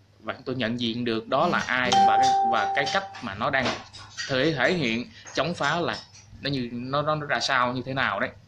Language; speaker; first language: Vietnamese; native; Vietnamese